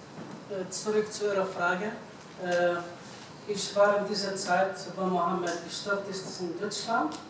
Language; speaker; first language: German; non-native, fluent; Arabic